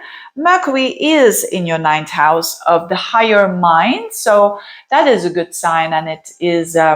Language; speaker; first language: English; non-native, fluent; Dutch